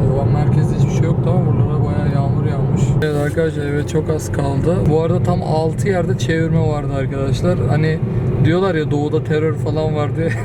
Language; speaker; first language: Turkish; native; Turkish